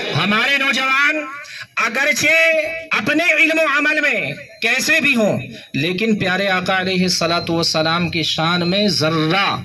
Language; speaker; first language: Urdu; native; Urdu